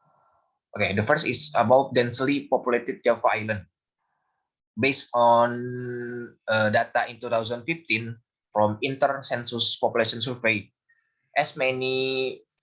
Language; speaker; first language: English; non-native, learner; Indonesian